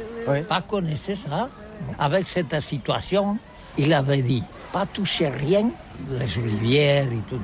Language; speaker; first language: French; non-native, learner; Catalan